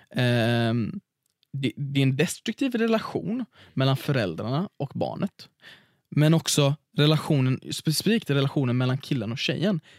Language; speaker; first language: Swedish; early bilingual, other home language; Arabic